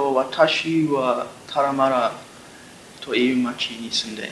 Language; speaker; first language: Japanese; non-native, learner; English